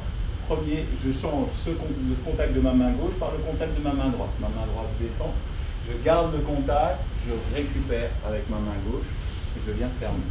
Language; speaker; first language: French; native; French